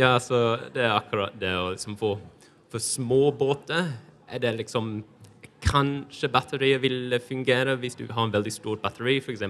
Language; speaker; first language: Norwegian; non-native, fluent; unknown